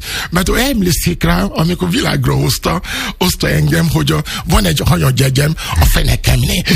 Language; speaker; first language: Hungarian; non-native, learner; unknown